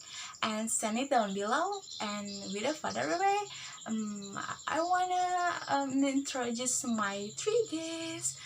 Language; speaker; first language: English; non-native, learner; Indonesian